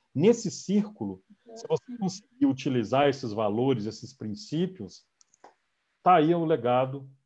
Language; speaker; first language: Portuguese; native; Portuguese